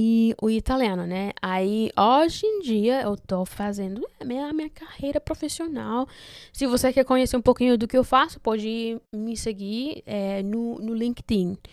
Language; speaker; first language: Portuguese; non-native, fluent; Spanish